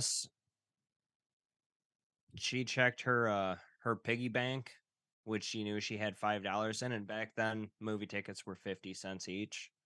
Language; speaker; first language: English; native; English